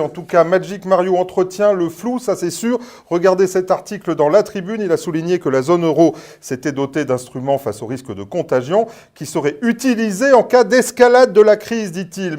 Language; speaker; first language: French; native; French